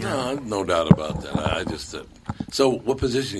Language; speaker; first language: English; native; English